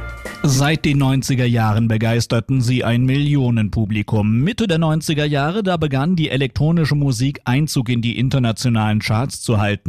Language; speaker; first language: German; native; German